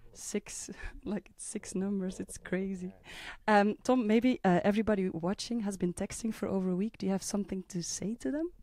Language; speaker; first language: English; non-native, fluent; Dutch